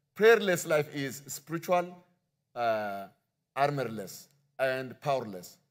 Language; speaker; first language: English; non-native, learner; Amharic